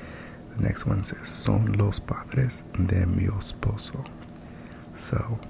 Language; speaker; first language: Spanish; non-native, learner; English